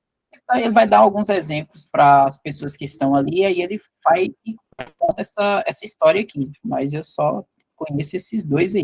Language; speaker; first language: Portuguese; native; Portuguese